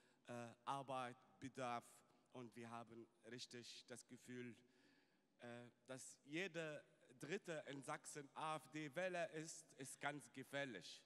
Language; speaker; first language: German; non-native, fluent; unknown